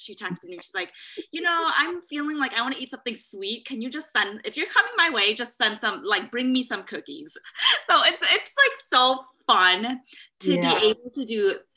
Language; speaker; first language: English; native; English